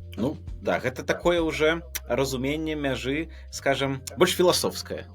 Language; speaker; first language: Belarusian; non-native, local second language; Russian